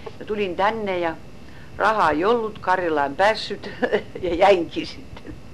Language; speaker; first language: Finnish; native; Finnish